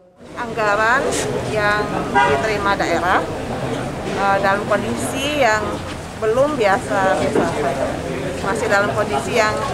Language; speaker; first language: Indonesian; native; Indonesian